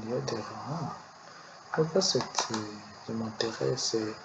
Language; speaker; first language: French; non-native, learner; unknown